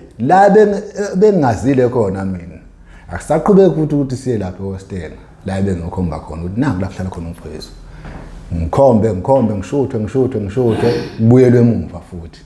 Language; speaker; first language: Zulu; native; Zulu